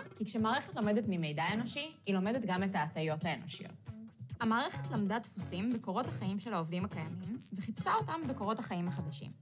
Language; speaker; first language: Hebrew; early bilingual, other home language; Russian